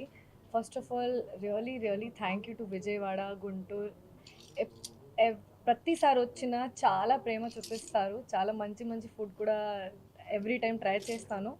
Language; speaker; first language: Telugu; non-native, learner; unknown